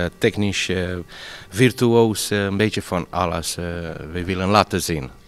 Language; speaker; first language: Dutch; non-native, fluent; Romanian